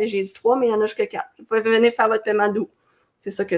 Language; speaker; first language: French; native; French